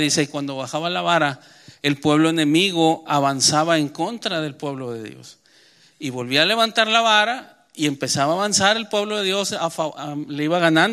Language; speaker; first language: Spanish; native; Spanish